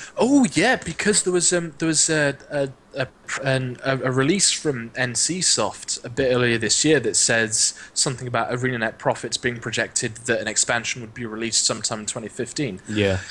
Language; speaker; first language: English; native; English